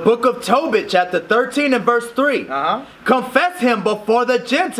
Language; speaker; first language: English; native; English